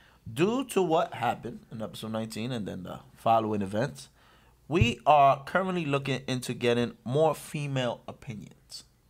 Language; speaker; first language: English; early bilingual, other home language; Spanish